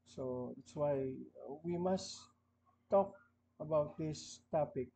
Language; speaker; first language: English; non-native, local second language; Filipino